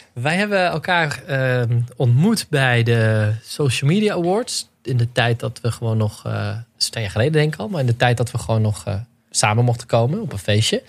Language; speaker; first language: Dutch; native; Dutch